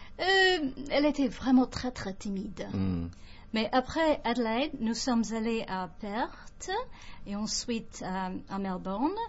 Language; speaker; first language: French; non-native, fluent; English